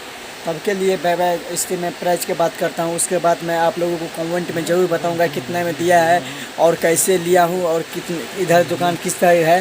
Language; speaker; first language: Hindi; non-native, local second language; Maithili